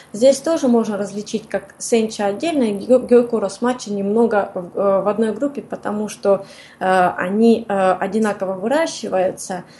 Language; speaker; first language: Russian; native; Russian